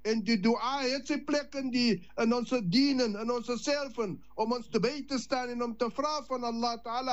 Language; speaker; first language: Dutch; non-native, learner; Afrikaans